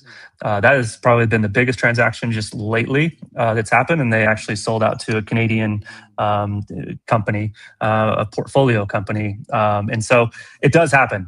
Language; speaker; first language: English; native; English